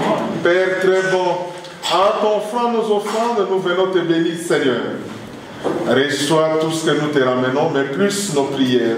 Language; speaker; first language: French; non-native, local second language; Lingala